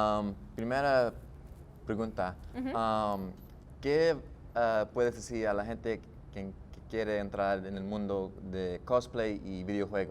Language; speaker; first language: Spanish; non-native, learner; English